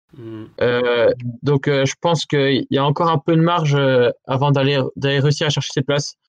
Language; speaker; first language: French; native; French